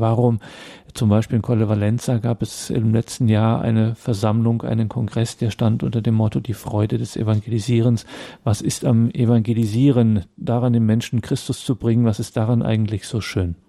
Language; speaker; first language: German; native; German